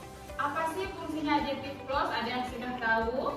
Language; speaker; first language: Indonesian; native; Indonesian